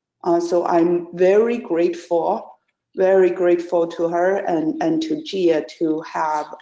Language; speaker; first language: English; non-native, fluent; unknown